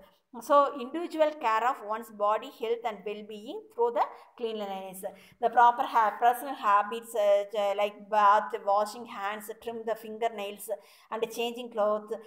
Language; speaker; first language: English; non-native, local second language; Tamil